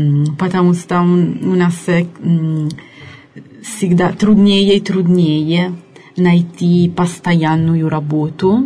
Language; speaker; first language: Russian; non-native, fluent; Italian